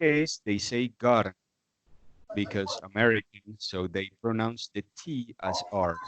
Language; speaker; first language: English; non-native, fluent; Spanish